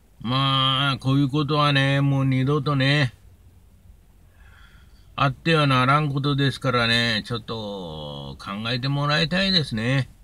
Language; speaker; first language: Japanese; native; Japanese